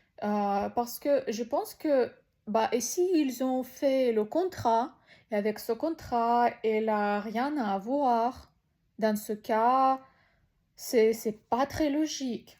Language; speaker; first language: French; non-native, learner; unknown